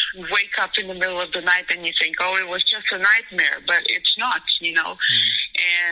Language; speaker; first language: English; non-native, fluent; Portuguese